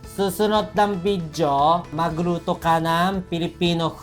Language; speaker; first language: Filipino; non-native, learner; Japanese